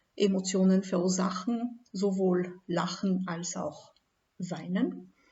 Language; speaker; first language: German; non-native, fluent; French